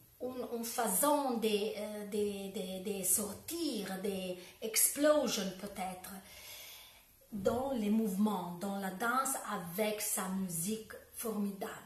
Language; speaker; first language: French; non-native, learner; Italian